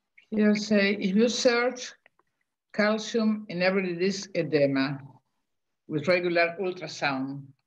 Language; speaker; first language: English; non-native, fluent; Spanish